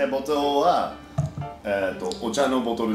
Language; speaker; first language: Japanese; native; Japanese